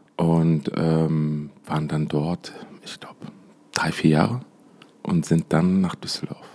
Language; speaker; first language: German; native; German